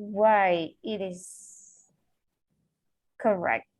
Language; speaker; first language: English; non-native, local second language; Indonesian